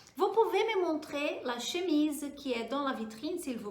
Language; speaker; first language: French; non-native, fluent; Portuguese